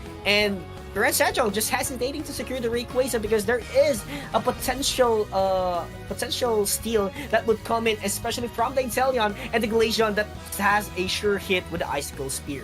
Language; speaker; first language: English; non-native, local second language; Filipino